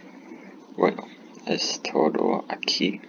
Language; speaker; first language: Spanish; non-native, learner; English